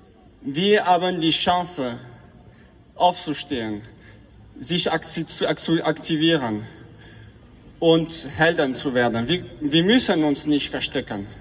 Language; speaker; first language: German; non-native, fluent; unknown